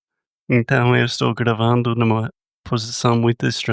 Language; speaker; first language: Portuguese; non-native, fluent; English